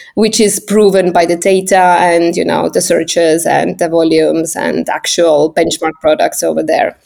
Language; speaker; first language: English; non-native, fluent; Estonian